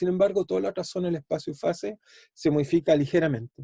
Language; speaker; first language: Spanish; native; Spanish